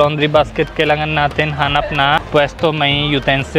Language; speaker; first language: Filipino; non-native, learner; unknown